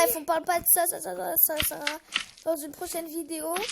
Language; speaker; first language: French; native; French